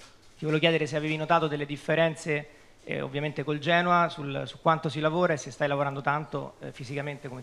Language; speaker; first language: Italian; native; Italian